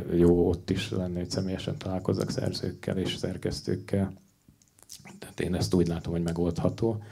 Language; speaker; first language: Hungarian; native; Hungarian